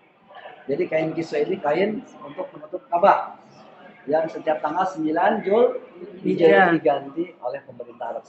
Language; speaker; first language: Indonesian; non-native, local second language; Sundanese